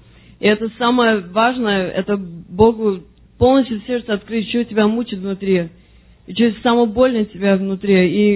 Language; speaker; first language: Russian; early bilingual, heritage; Russian